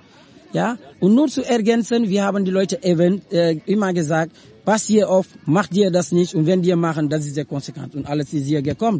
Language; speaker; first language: German; non-native, learner; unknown